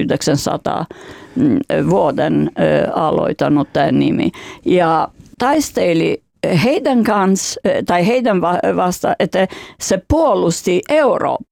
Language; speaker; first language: Finnish; non-native, fluent; Albanian